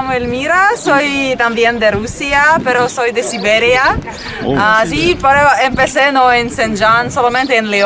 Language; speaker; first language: Spanish; non-native, learner; Russian